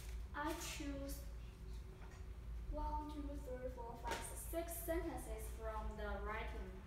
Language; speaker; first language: English; non-native, fluent; Chinese